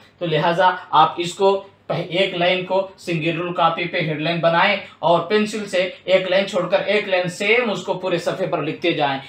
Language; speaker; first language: Urdu; native; Urdu